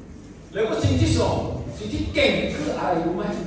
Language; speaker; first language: Thai; non-native, local second language; Lahu